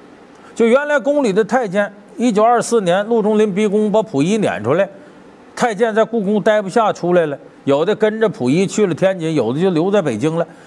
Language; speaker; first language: Chinese; native; Chinese